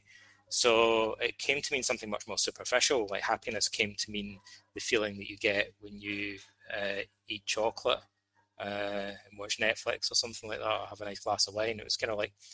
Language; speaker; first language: English; native; English